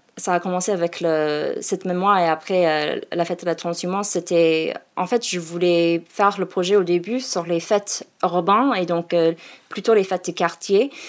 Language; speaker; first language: French; non-native, learner; English